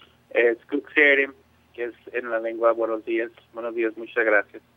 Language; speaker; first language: Spanish; non-native, local second language; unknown